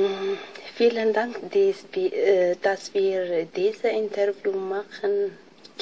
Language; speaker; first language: German; non-native, learner; Tigrinya